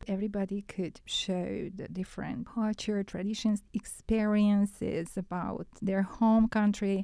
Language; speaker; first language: English; non-native, fluent; Hungarian